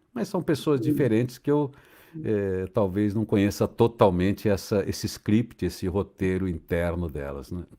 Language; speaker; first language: Portuguese; native; Portuguese